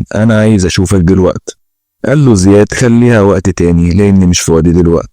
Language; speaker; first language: Arabic; native; Arabic